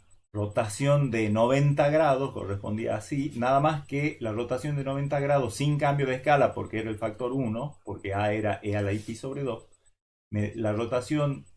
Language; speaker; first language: Spanish; native; Spanish